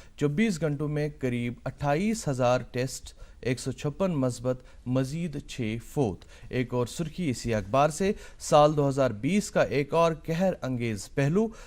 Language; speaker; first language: Urdu; non-native, local second language; Kashmiri